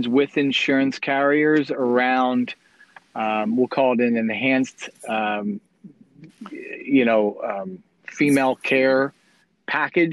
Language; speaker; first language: English; native; English